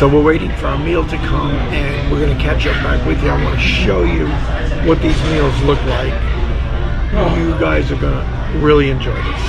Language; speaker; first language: English; native; English